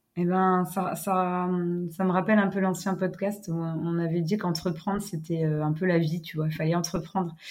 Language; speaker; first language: French; non-native, fluent; English